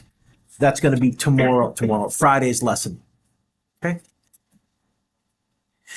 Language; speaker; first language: English; native; English